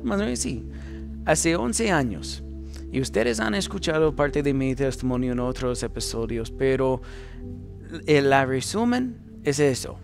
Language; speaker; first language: Spanish; non-native, fluent; English